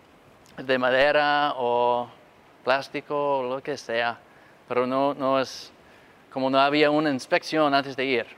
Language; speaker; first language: Spanish; non-native, fluent; English